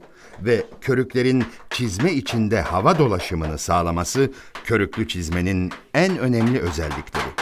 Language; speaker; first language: Turkish; native; Turkish